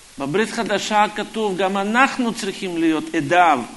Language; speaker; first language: Hebrew; non-native, fluent; Russian